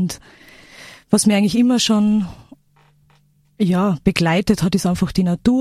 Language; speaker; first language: German; native; German